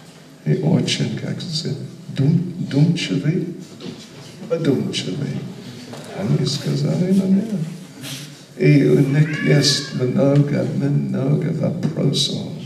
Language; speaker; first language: Russian; non-native, learner; English